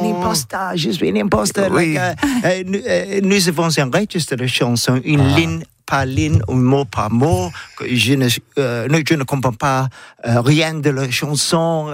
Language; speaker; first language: French; non-native, learner; English